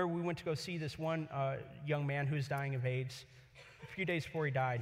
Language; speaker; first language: English; native; English